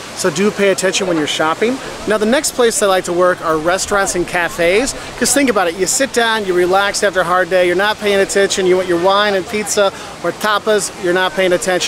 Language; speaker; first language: English; native; English